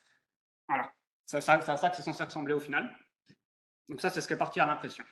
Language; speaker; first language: French; native; French